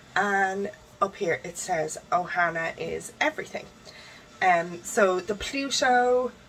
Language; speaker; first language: English; native; English